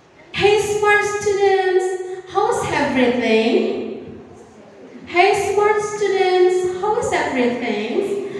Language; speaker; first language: English; non-native, fluent; Indonesian